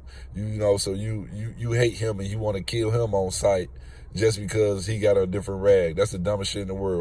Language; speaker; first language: English; native; English